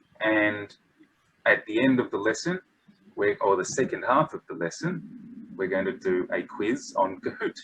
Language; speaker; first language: English; non-native, fluent; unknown